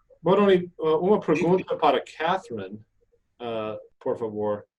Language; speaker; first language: Portuguese; non-native, fluent; English